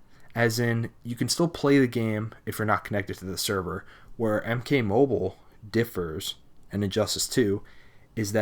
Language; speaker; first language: English; native; English